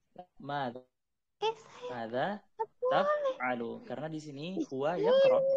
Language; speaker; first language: Arabic; non-native, fluent; Indonesian